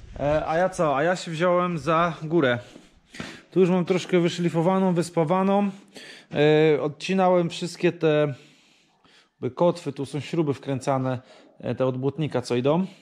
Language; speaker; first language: Polish; native; Polish